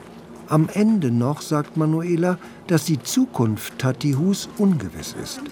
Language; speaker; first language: German; native; German